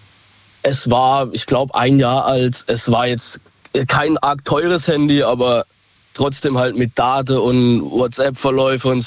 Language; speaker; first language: German; native; German